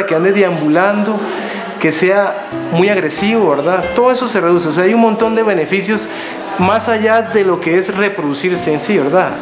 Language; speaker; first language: Spanish; native; Spanish